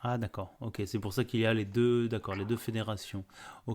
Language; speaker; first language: French; native; French